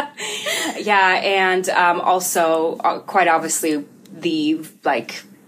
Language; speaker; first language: English; early bilingual, other home language; Russian